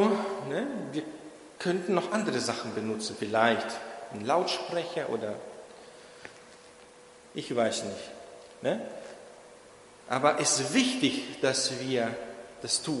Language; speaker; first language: German; non-native, fluent; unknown